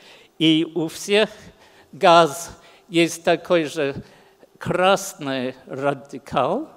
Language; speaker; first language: Russian; early bilingual, heritage; English